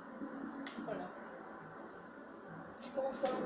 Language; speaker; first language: French; native; French